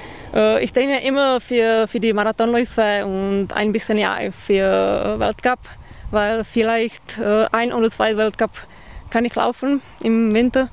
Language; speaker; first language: German; non-native, fluent; Czech